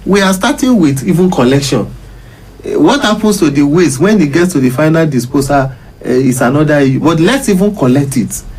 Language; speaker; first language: English; non-native, local second language; Yoruba